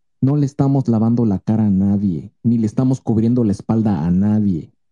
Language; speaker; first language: Spanish; native; Spanish